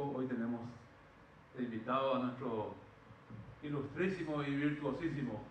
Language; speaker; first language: Spanish; native; Spanish